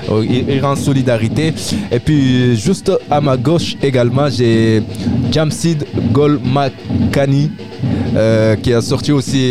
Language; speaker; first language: French; native; French